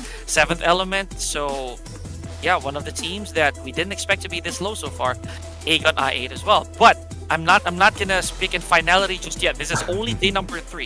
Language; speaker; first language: English; non-native, local second language; Filipino